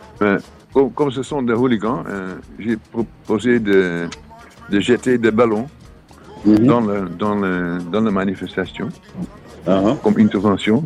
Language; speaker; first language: French; non-native, fluent; Dutch